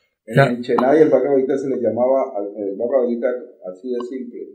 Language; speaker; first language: Spanish; native; Spanish